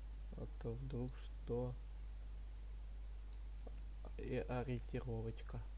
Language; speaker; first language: Russian; native; Russian